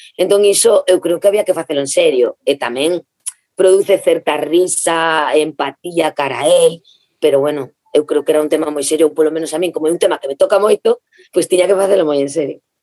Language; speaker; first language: Galician; native; Galician